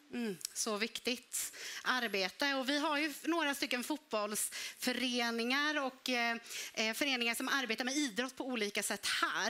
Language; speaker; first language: Swedish; native; Swedish